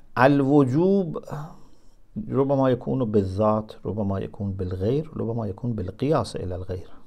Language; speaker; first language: Arabic; non-native, fluent; Persian